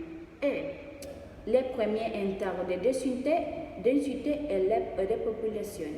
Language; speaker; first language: French; non-native, learner; Spanish